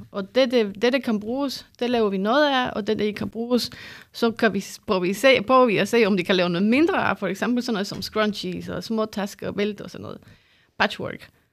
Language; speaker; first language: Danish; non-native, fluent; Spanish